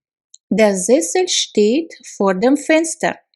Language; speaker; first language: German; non-native, fluent; Russian